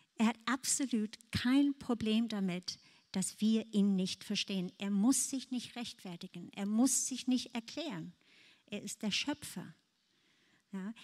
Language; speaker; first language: German; non-native, fluent; English